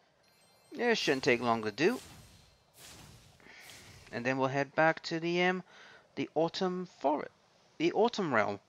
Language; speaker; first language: English; native; English